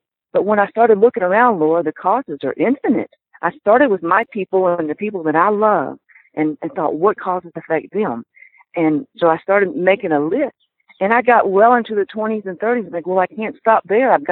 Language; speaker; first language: English; native; English